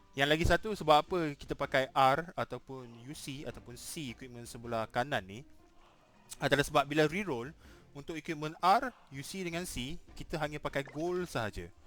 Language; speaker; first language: Malay; native; Malay